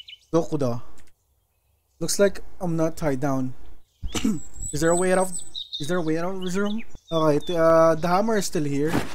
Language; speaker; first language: English; non-native, local second language; Filipino